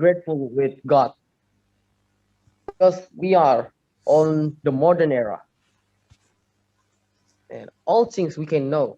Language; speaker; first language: English; non-native, learner; Indonesian